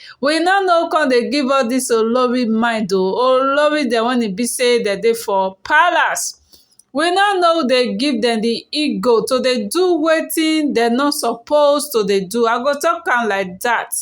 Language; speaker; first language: Nigerian Pidgin; native; Nigerian Pidgin